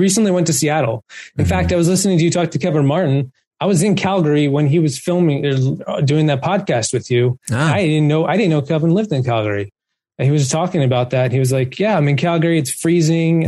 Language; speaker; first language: English; native; English